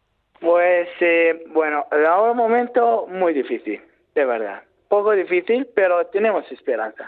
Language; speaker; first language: Spanish; non-native, learner; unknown